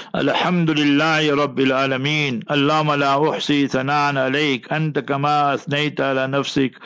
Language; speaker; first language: Arabic; non-native, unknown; English